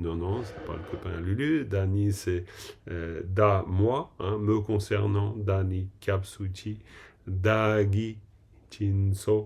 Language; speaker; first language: French; native; French